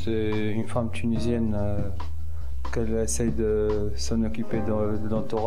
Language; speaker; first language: French; non-native, local second language; Arabic